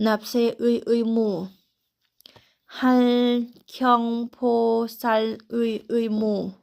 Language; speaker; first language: Korean; non-native, learner; Thai